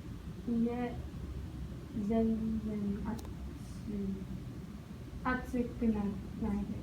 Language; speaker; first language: Japanese; non-native, learner; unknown